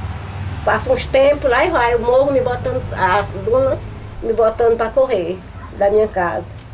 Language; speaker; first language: Portuguese; native; Portuguese